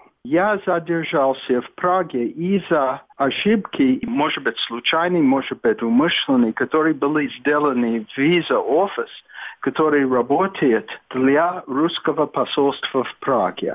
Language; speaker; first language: Russian; non-native, fluent; English